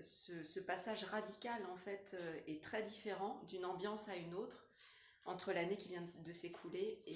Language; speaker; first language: French; native; French